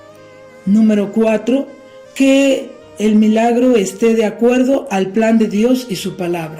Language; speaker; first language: Spanish; native; Spanish